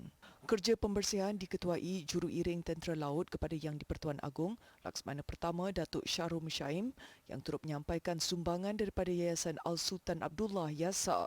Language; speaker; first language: Malay; native; Malay